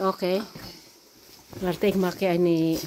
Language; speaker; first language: German; non-native, learner; Filipino